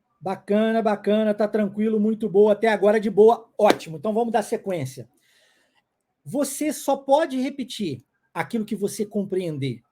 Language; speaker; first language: Portuguese; non-native, fluent; English